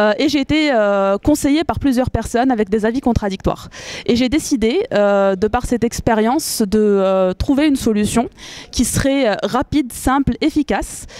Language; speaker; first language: French; non-native, local second language; Arabic